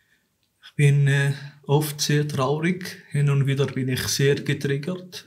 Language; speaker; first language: German; non-native, fluent; Arabic